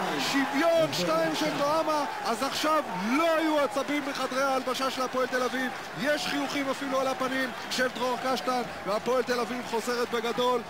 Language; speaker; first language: Hebrew; native; Hebrew